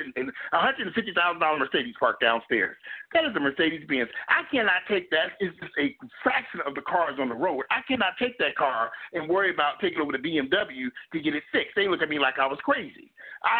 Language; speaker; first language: English; native; English